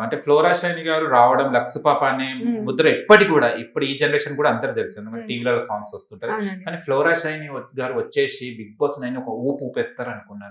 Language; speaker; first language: Telugu; native; Telugu